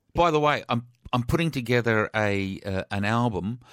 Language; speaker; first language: English; native; English